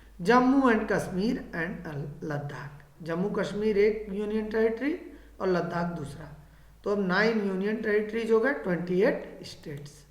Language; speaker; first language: Hindi; native; Hindi